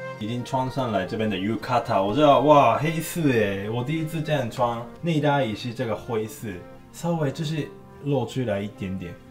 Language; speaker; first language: Chinese; non-native, fluent; Japanese